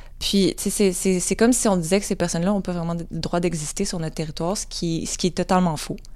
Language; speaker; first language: French; native; French